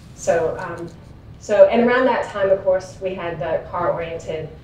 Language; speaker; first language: English; native; English